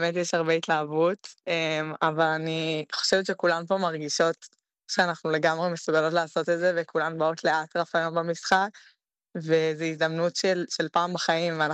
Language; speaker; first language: Hebrew; native; Hebrew